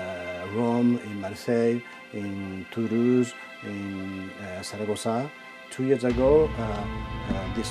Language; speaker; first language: English; non-native, fluent; Japanese